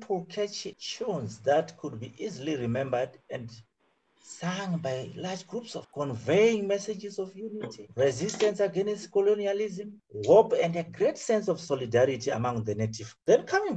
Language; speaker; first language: English; non-native, local second language; Shona